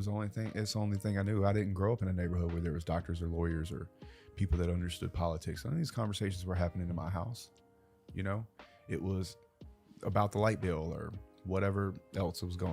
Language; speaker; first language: English; native; English